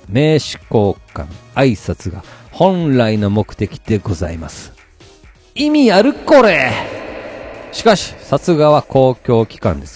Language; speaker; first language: Japanese; native; Japanese